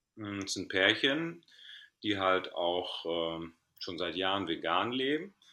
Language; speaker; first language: German; early bilingual, other home language; Greek